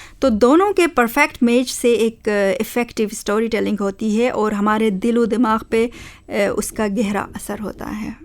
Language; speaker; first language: Urdu; non-native, local second language; Khowar